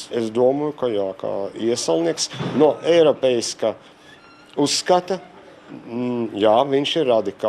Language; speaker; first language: Latvian; non-native, local second language; Russian